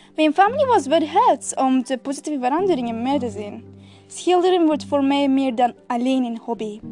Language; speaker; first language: Dutch; non-native, learner; Turkish